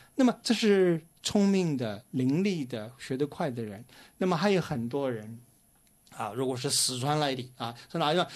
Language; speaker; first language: Chinese; native; Chinese